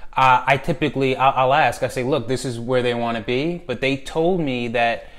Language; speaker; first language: English; native; English